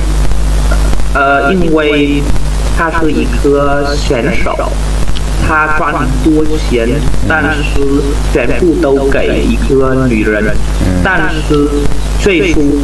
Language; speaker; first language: Chinese; non-native, learner; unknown